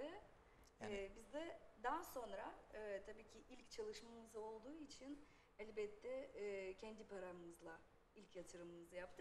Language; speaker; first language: Turkish; non-native, fluent; Russian